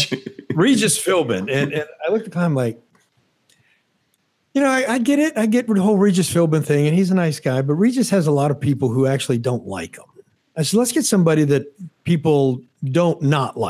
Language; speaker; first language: English; native; English